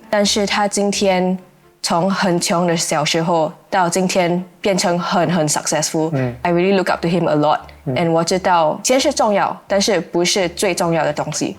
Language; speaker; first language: Chinese; non-native, local second language; English